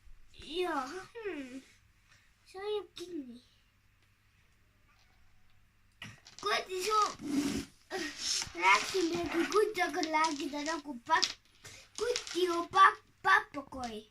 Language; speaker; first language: Finnish; non-native, learner; Estonian